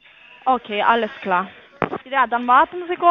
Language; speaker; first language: German; non-native, fluent; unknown